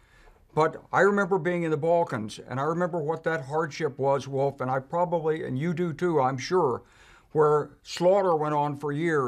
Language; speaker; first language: English; native; English